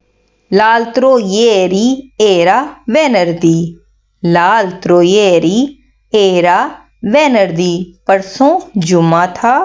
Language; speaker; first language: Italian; non-native, fluent; Urdu